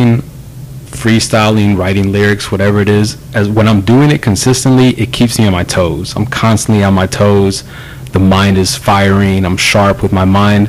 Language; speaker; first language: English; native; English